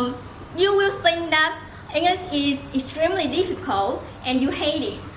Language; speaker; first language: English; non-native, learner; Vietnamese